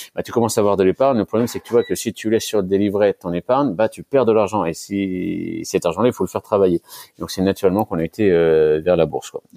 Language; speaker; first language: French; native; French